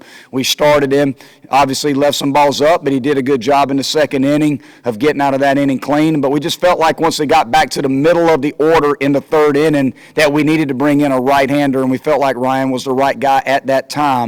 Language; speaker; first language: English; native; English